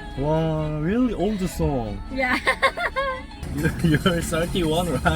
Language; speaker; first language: English; non-native, learner; Korean